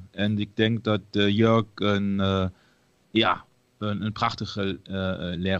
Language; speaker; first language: Dutch; non-native, learner; German